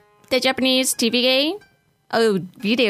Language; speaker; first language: English; non-native, fluent; Japanese